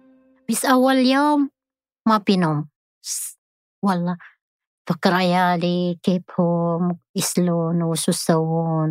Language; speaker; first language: Arabic; non-native, learner; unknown